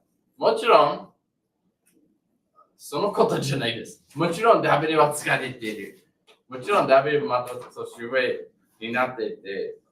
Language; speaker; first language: Japanese; non-native, learner; English